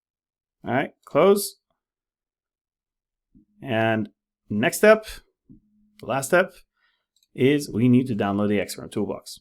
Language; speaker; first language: English; non-native, fluent; Norwegian